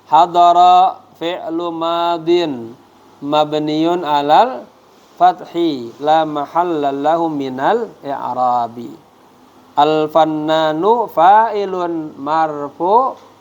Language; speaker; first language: Arabic; non-native, fluent; Indonesian